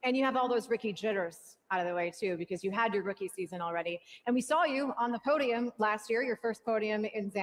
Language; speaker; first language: English; native; English